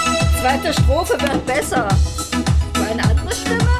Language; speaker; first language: German; native; German